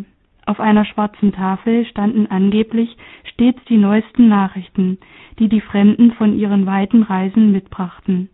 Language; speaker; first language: German; native; German